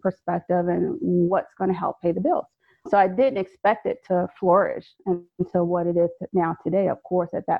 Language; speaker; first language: English; native; English